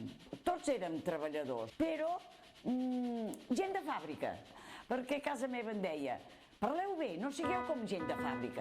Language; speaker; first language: Catalan; native; Catalan